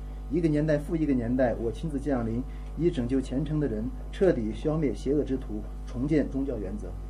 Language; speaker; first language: Chinese; native; Chinese